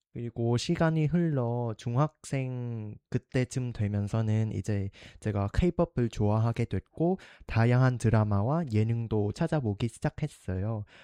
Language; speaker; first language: Korean; non-native, fluent; Vietnamese